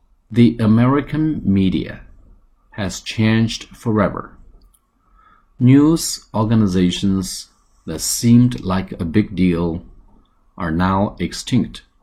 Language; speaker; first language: English; non-native, fluent; Chinese